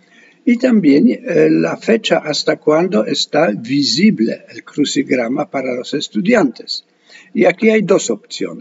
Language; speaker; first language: Spanish; non-native, fluent; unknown